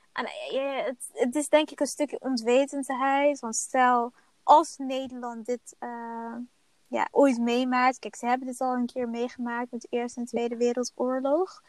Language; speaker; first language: Dutch; early bilingual, other home language; Somali